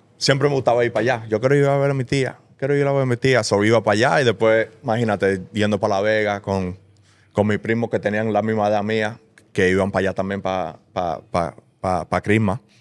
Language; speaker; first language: Spanish; early bilingual, heritage; Spanish